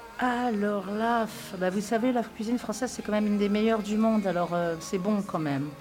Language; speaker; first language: French; native; French